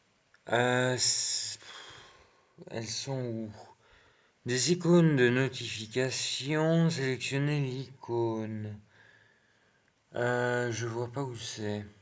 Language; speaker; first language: French; native; French